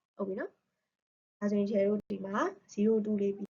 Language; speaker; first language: Korean; non-native, learner; Burmese